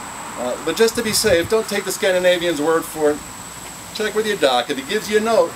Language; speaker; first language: English; native; English